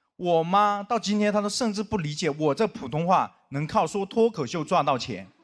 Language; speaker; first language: Chinese; non-native, local second language; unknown